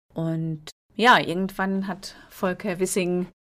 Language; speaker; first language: German; native; German